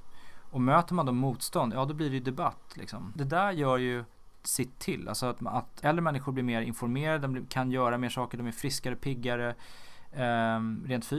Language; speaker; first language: Swedish; native; Swedish